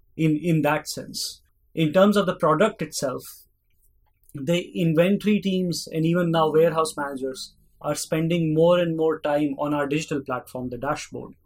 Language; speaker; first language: English; non-native, local second language; Hindi